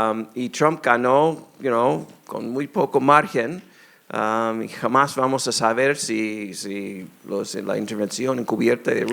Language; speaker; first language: Spanish; non-native, fluent; English